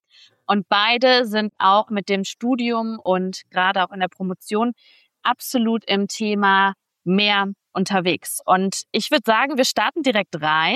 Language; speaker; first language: German; native; German